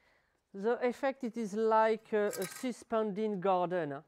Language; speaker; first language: English; non-native, learner; French